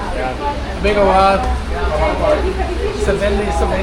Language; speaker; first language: Spanish; non-native, learner; English